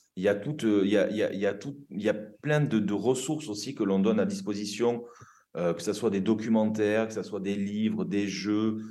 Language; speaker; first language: French; native; French